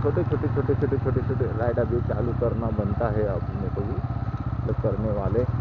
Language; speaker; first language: Hindi; non-native, local second language; Marathi